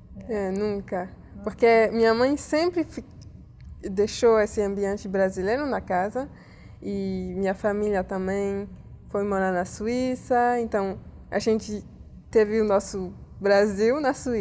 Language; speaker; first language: Portuguese; early bilingual, heritage; Portuguese